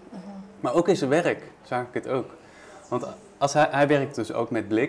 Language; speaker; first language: Dutch; native; Dutch